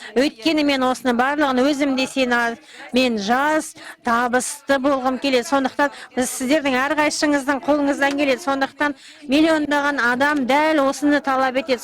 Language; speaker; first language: Kazakh; non-native, local second language; Russian